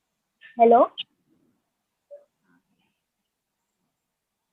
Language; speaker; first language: Hindi; non-native, local second language; Gujarati